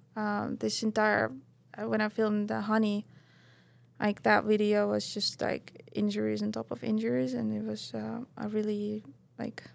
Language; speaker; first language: English; non-native, fluent; Estonian